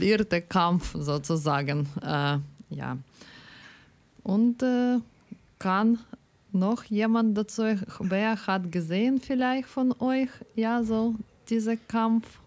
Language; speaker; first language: German; non-native, learner; Ukrainian